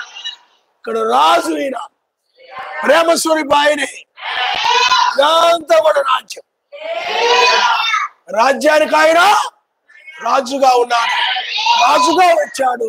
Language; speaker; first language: Telugu; native; Telugu